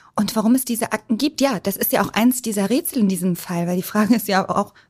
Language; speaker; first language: German; native; German